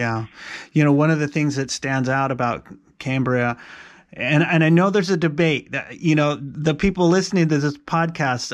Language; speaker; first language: English; native; English